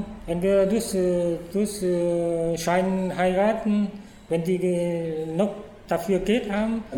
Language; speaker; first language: German; non-native, fluent; Vietnamese